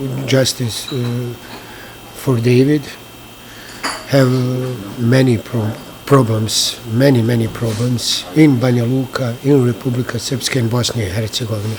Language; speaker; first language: English; non-native, learner; Bosnian